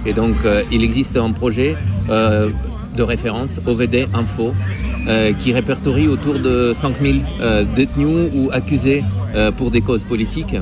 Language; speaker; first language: French; non-native, fluent; Russian